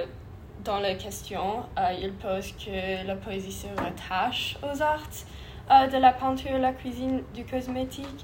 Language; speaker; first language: French; non-native, learner; English